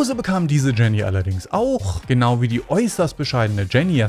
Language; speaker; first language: German; native; German